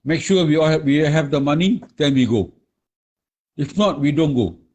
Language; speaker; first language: English; non-native, local second language; Malay